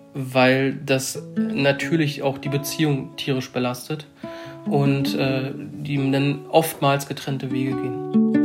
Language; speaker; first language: German; native; German